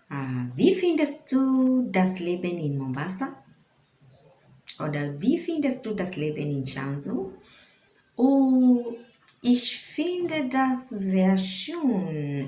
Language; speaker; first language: German; non-native, learner; Swahili